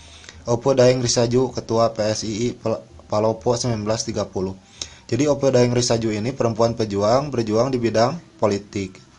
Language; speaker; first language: Indonesian; native; Indonesian